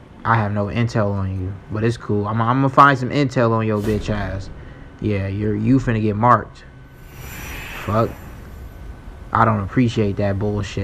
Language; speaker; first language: English; native; English